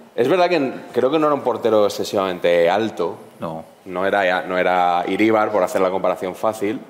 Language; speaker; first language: Spanish; native; Spanish